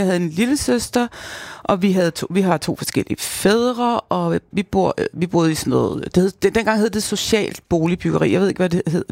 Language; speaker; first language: Danish; native; Danish